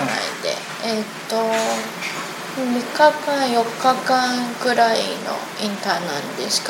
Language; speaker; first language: Japanese; non-native, learner; Chinese